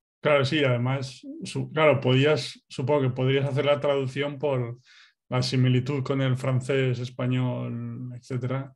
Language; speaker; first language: Spanish; native; Spanish